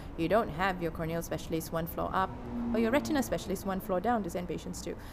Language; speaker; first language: English; non-native, local second language; Tamil